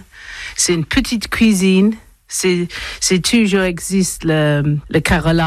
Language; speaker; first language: French; non-native, learner; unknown